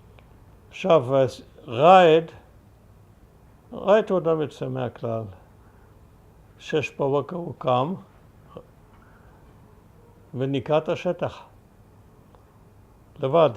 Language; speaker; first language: Hebrew; early bilingual, other home language; German